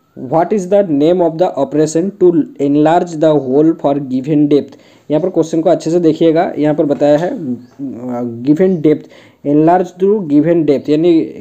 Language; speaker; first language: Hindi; non-native, local second language; Bangla